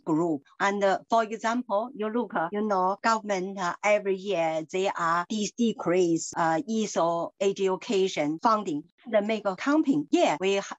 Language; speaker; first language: English; non-native, learner; Chinese